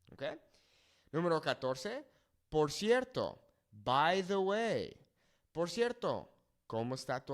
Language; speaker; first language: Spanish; non-native, fluent; English